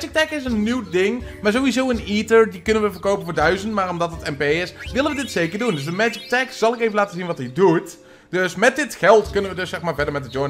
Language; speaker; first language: Dutch; native; Dutch